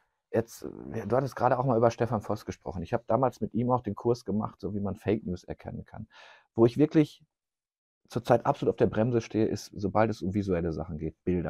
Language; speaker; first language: German; native; German